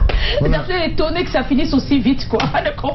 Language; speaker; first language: French; native; French